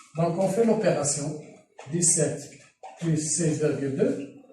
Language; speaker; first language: French; non-native, local second language; Arabic